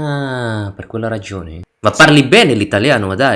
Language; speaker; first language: Italian; non-native, learner; Indonesian